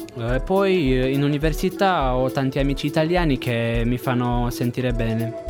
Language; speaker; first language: Italian; non-native, fluent; Romanian